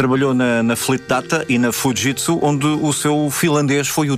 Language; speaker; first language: Portuguese; native; Portuguese